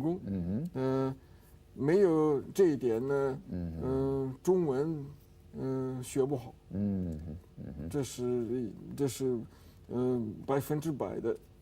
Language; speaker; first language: Chinese; non-native, fluent; Russian